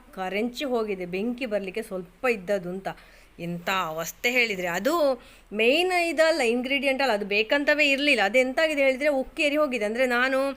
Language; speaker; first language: Kannada; native; Kannada